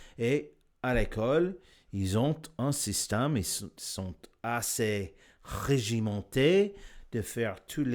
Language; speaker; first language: French; non-native, learner; English